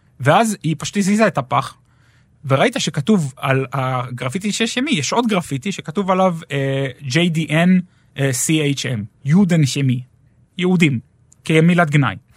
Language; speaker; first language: Hebrew; native; Hebrew